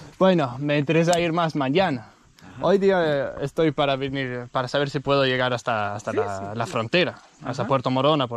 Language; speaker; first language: Spanish; non-native, learner; Danish